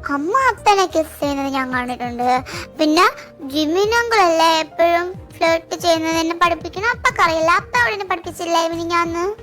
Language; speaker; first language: Malayalam; early bilingual, heritage; Malayalam